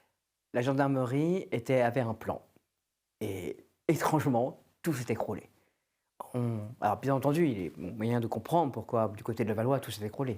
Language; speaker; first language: French; native; French